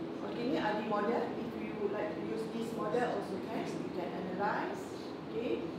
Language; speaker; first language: English; non-native, local second language; Malay